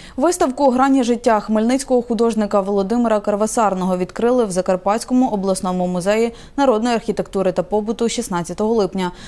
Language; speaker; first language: Ukrainian; native; Ukrainian